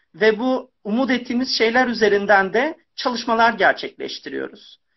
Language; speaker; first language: Turkish; native; Turkish